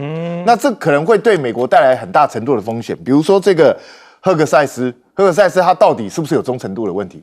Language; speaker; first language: Chinese; native; Chinese